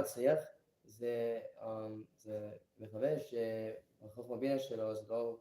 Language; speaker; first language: Hebrew; non-native, learner; English